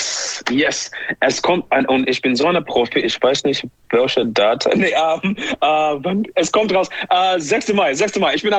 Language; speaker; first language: German; non-native, fluent; English